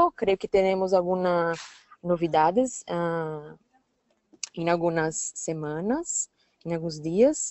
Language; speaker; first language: Spanish; non-native, learner; Portuguese